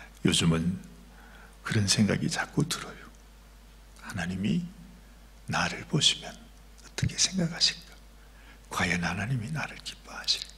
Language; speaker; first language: Korean; native; Korean